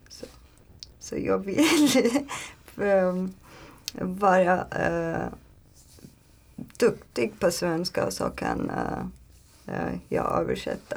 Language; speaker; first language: Swedish; non-native, learner; Turkish